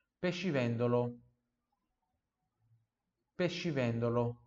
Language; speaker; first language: Italian; non-native, fluent; Portuguese